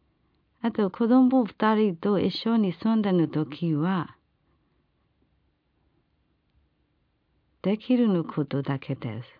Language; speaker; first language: Japanese; non-native, learner; Burmese